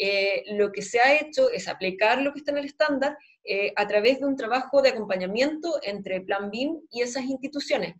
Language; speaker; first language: Spanish; native; Spanish